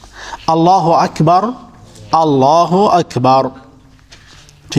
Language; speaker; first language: Arabic; non-native, fluent; Urdu